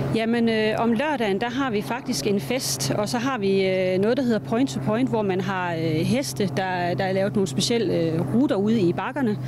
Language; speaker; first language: Danish; native; Danish